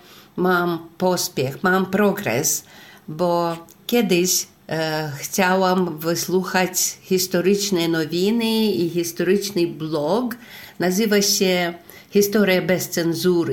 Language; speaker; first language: Polish; non-native, learner; Russian